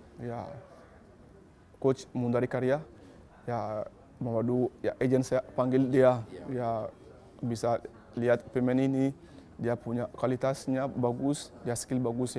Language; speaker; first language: Malay; non-native, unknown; Bambara